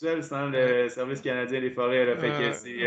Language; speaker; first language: French; native; French